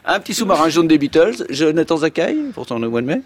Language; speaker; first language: French; native; French